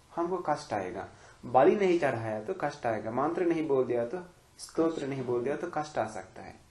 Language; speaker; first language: Hindi; non-native, fluent; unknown